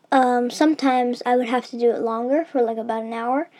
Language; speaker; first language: English; early bilingual, heritage; English